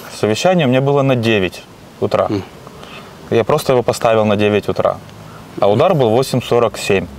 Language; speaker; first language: Russian; native; Russian